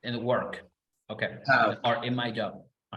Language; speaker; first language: English; non-native, fluent; Spanish